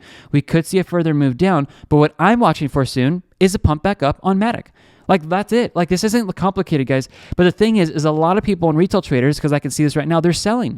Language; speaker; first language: English; native; English